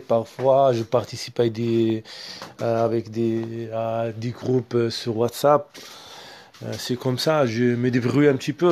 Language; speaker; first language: French; non-native, learner; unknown